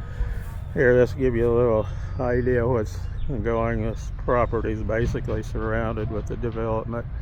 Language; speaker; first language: English; native; English